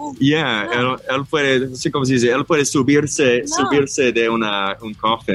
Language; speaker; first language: Spanish; non-native, learner; English